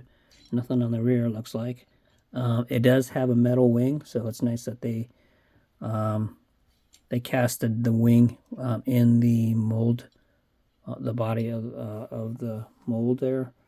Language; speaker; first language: English; native; English